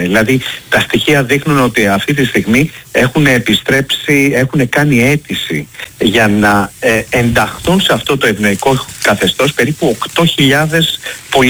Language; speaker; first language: Greek; native; Greek